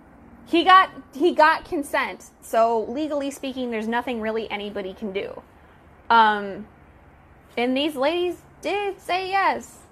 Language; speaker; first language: English; native; English